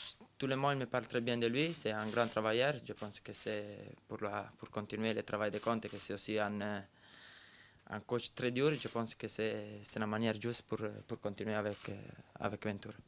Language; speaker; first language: French; non-native, fluent; Italian